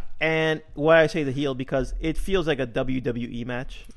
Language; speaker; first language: English; native; English